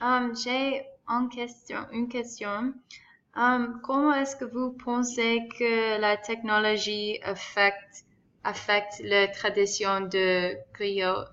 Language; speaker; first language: French; non-native, learner; English